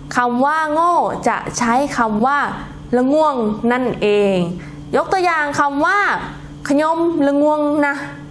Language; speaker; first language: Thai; non-native, local second language; Northern Khmer